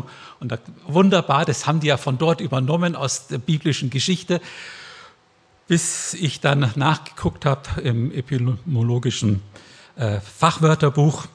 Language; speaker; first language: German; native; German